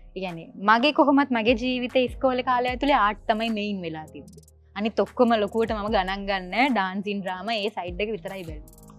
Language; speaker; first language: Sinhala; non-native, local second language; Tamil